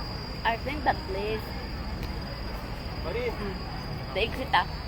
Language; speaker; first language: English; non-native, learner; Filipino